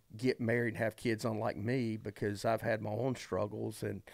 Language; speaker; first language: English; native; English